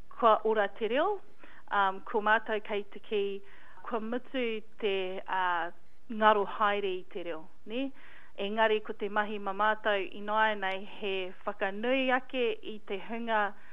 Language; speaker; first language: Māori; non-native, local second language; English